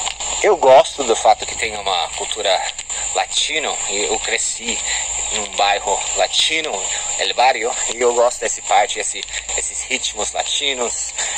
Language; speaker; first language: Portuguese; non-native, fluent; English